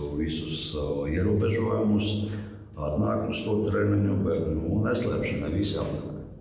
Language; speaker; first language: Latvian; non-native, local second language; Russian